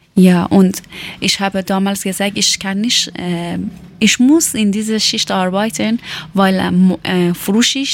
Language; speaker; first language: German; non-native, learner; Persian